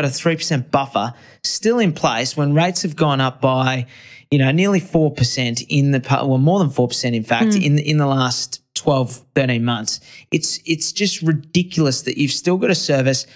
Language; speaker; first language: English; native; English